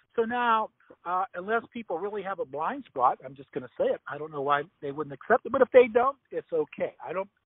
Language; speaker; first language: English; native; English